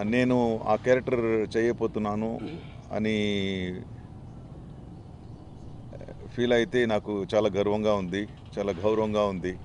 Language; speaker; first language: Telugu; non-native, fluent; Tamil